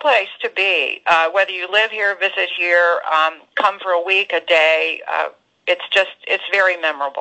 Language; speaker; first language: English; native; English